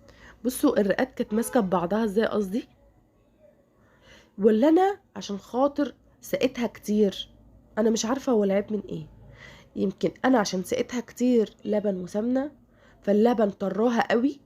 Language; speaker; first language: Arabic; native; Arabic